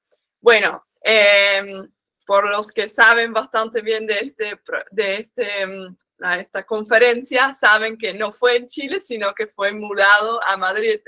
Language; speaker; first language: Spanish; non-native, fluent; Dutch